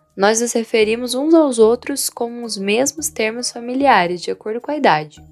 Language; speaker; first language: Portuguese; non-native, fluent; Vietnamese